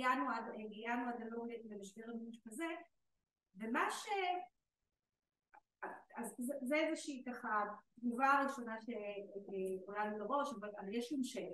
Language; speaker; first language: Hebrew; native; Hebrew